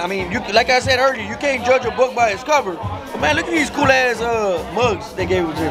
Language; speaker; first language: English; early bilingual, other home language; Spanish